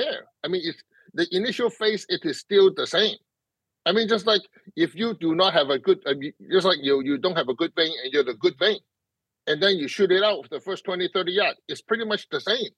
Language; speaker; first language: English; non-native, local second language; Cantonese